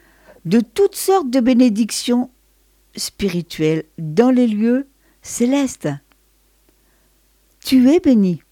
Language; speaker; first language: French; native; French